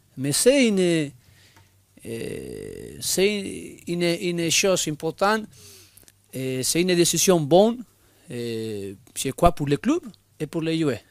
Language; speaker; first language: French; non-native, learner; Spanish